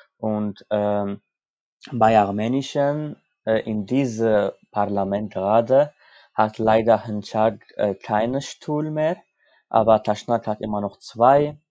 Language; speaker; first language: German; non-native, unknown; Armenian